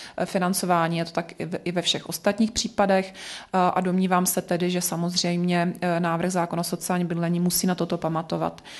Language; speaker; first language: Czech; native; Czech